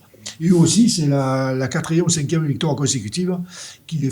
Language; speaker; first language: French; native; French